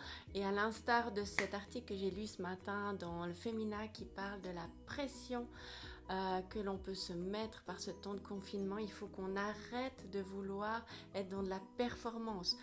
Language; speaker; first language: French; native; French